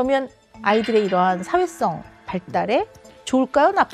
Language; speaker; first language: Korean; native; Korean